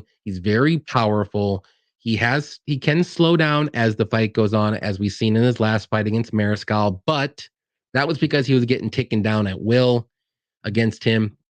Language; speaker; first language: English; native; English